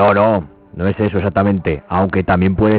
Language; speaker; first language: Spanish; native; Spanish